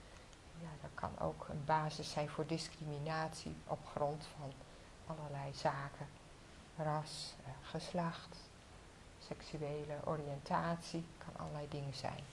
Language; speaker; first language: Dutch; native; Dutch